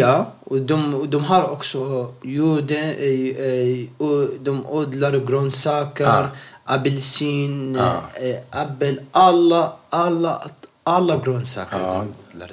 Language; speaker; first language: Swedish; non-native, local second language; Arabic